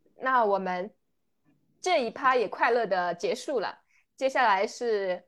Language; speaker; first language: Chinese; native; Chinese